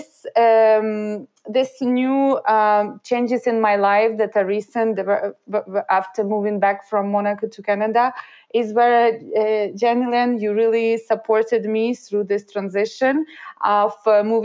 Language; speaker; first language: English; non-native, fluent; Ukrainian